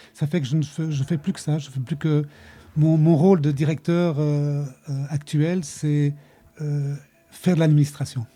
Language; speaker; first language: French; native; French